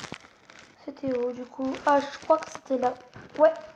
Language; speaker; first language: French; native; French